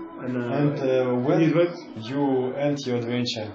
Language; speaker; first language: English; non-native, learner; Russian